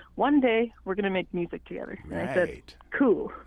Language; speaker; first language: English; non-native, fluent; Cree